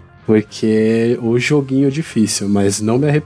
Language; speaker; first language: Portuguese; native; Portuguese